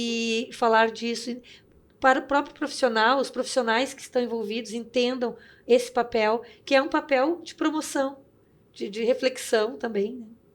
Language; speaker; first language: Portuguese; native; Portuguese